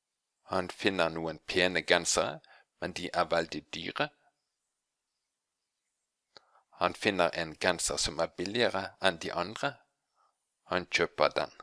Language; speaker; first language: Norwegian; non-native, fluent; English